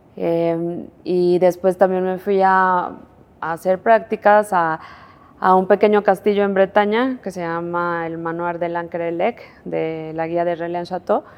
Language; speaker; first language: Spanish; native; Spanish